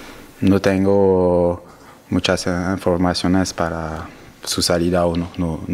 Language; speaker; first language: Spanish; non-native, learner; French